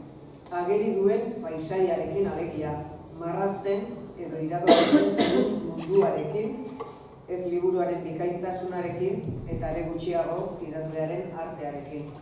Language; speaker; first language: Basque; native; Basque